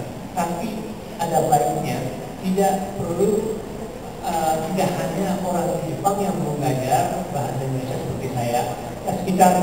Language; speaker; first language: Indonesian; non-native, fluent; Japanese